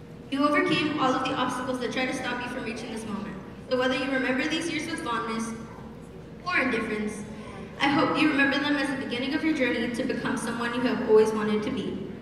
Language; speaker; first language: English; early bilingual, other home language; Spanish